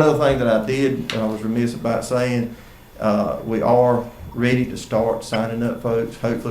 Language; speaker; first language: English; native; English